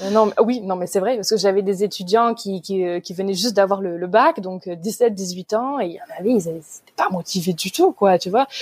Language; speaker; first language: French; native; French